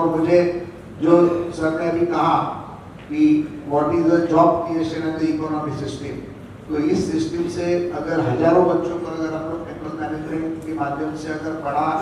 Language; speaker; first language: Hindi; non-native, local second language; Marathi